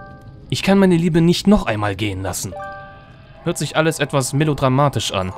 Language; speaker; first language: German; native; German